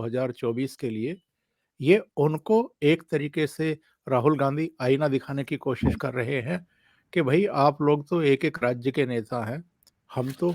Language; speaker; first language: Hindi; native; Hindi